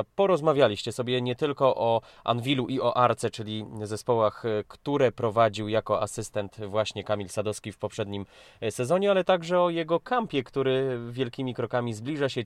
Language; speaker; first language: Polish; native; Polish